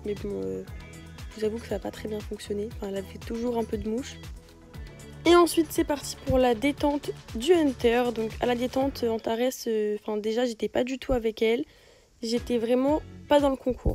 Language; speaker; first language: French; native; French